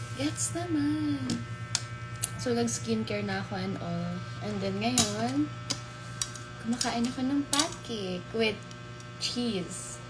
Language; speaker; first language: Filipino; native; Filipino